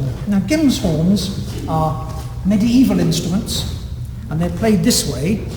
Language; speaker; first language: English; native; English